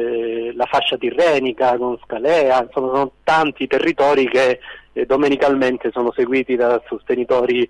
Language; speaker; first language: Italian; native; Italian